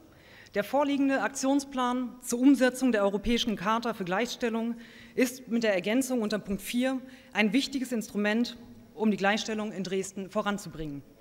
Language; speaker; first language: German; native; German